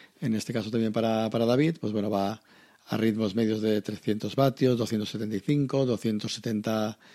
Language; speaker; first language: Spanish; native; Spanish